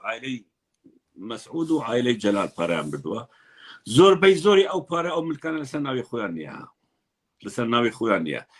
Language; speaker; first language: Central Kurdish; non-native, local second language; Kurdish